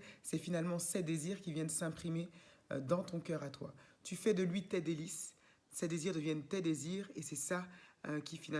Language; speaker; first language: French; native; French